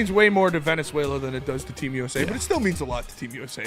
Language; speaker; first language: English; native; English